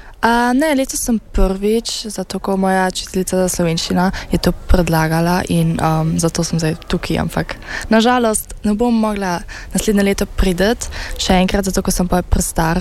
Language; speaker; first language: Slovenian; early bilingual, heritage; Slovenian